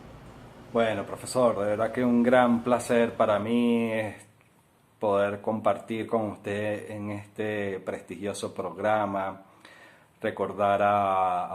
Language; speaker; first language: Spanish; native; Spanish